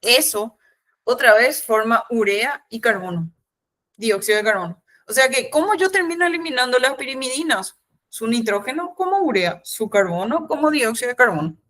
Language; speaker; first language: Spanish; native; Spanish